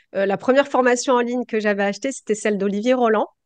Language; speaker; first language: French; native; French